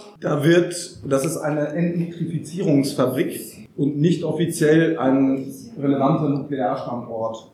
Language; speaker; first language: German; native; German